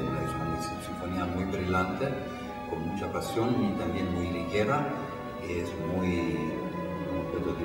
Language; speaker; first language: Spanish; non-native, fluent; Italian